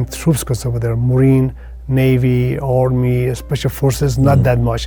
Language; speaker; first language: English; non-native, fluent; Persian